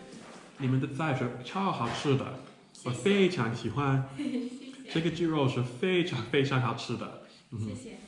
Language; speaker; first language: Chinese; non-native, learner; English